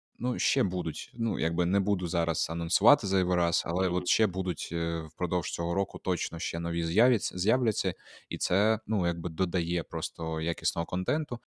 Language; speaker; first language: Ukrainian; non-native, local second language; Russian